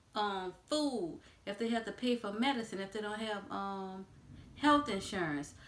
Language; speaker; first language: English; native; English